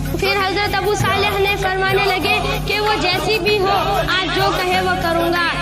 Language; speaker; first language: Urdu; native; Urdu